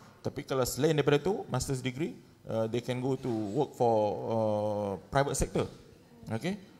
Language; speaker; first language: English; non-native, local second language; Malay